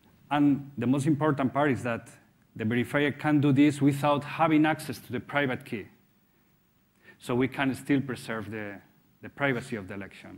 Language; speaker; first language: English; non-native, fluent; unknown